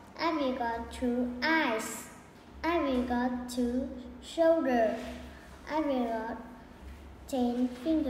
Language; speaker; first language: English; non-native, learner; Vietnamese